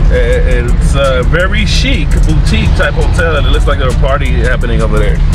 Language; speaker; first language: English; native; English